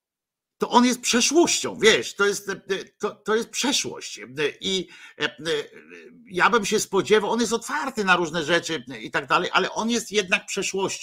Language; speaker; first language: Polish; native; Polish